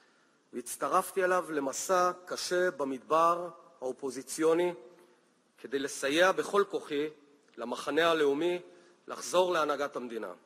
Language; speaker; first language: Hebrew; native; Hebrew